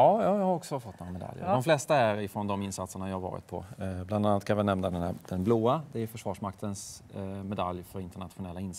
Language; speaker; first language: Swedish; native; Swedish